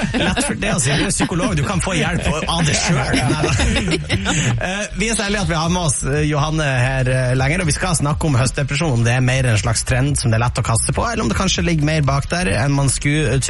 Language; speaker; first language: Norwegian; native; Norwegian